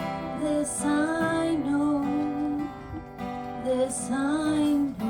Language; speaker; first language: English; native; English